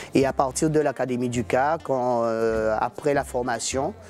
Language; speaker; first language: French; native; French